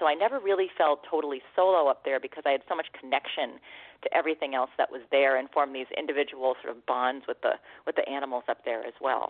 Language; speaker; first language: English; native; English